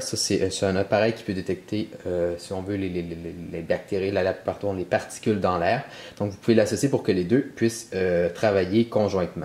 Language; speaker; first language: French; native; French